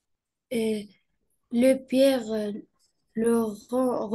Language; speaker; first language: French; non-native, learner; Arabic